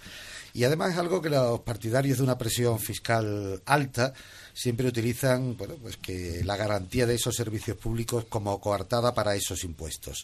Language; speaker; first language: Spanish; native; Spanish